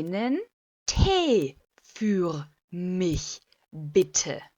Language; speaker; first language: German; non-native, fluent; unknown